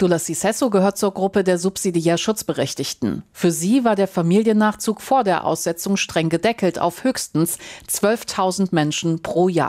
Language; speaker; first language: German; native; German